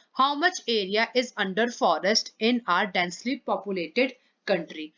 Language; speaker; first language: English; non-native, local second language; Punjabi